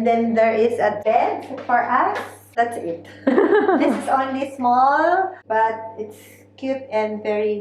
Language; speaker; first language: English; non-native, local second language; Filipino